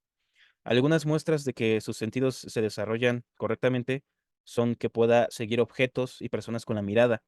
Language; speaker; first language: Spanish; native; Spanish